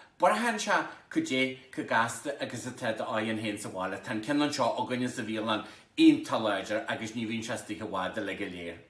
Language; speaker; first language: Irish; native; Irish